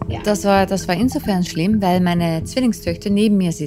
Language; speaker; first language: German; native; German